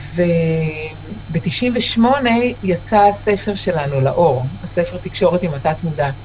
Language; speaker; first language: Hebrew; native; Hebrew